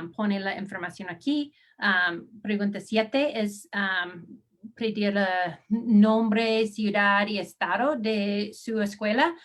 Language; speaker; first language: Spanish; non-native, learner; English